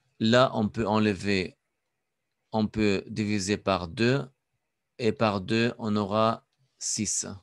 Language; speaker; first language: French; non-native, local second language; Arabic